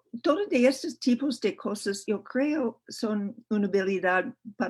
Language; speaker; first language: Spanish; non-native, learner; English